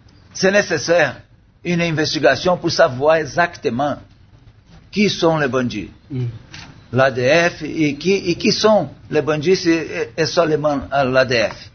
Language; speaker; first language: French; non-native, learner; Portuguese